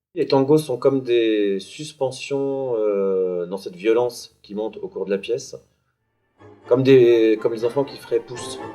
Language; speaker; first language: French; native; French